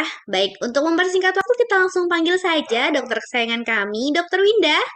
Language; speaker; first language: Indonesian; native; Indonesian